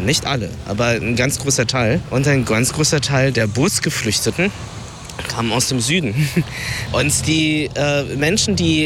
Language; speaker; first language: German; early bilingual, other home language; Vietnamese